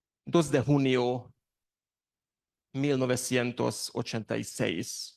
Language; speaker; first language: Spanish; non-native, learner; Hungarian